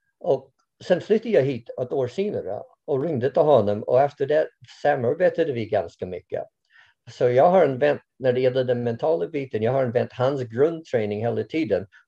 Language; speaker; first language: Swedish; non-native, fluent; English